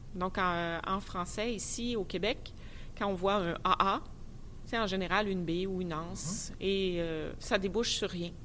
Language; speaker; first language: French; native; French